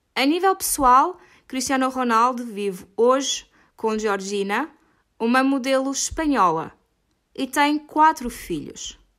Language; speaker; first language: Portuguese; native; Portuguese